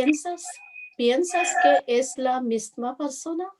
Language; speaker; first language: Spanish; non-native, learner; English